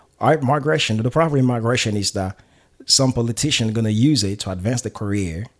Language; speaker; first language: English; non-native, fluent; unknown